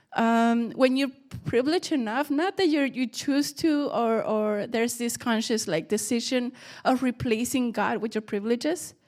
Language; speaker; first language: English; early bilingual, other home language; Spanish